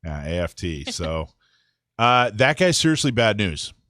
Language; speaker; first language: English; native; English